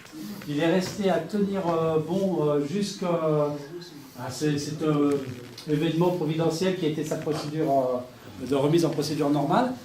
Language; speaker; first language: French; native; French